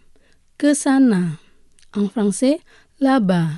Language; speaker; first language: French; non-native, fluent; Indonesian